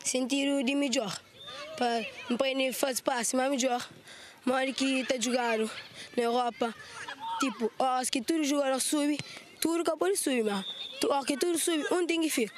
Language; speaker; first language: Portuguese; non-native, local second language; Kabuverdianu